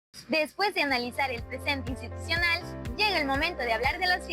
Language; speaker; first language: Spanish; native; Spanish